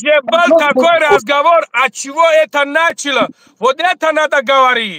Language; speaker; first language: Russian; non-native, learner; Tajik